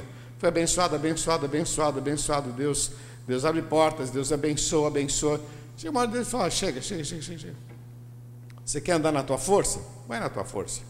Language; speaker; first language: Portuguese; native; Portuguese